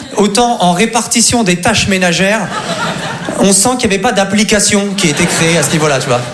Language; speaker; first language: French; native; French